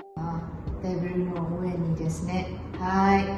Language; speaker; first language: Japanese; non-native, learner; Malay